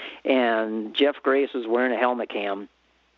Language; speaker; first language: English; native; English